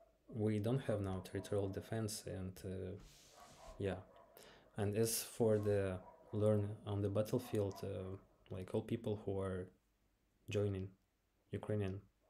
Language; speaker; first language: English; non-native, fluent; Ukrainian